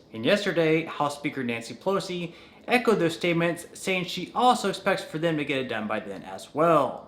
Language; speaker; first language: English; native; English